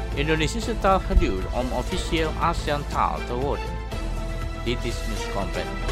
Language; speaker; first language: Dutch; non-native, fluent; Indonesian